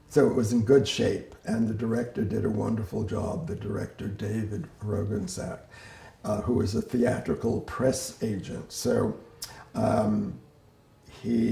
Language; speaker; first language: English; native; English